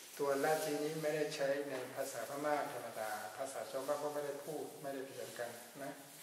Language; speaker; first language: Thai; non-native, fluent; Burmese